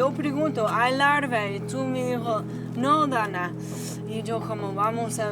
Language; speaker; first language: Spanish; non-native, learner; English